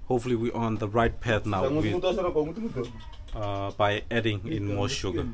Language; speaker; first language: English; non-native, local second language; Fijian